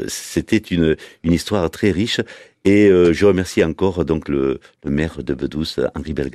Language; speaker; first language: French; native; French